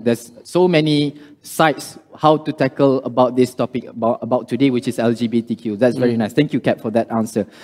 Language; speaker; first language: English; non-native, local second language; Malay